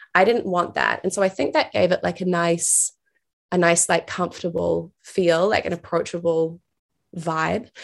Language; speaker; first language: English; native; English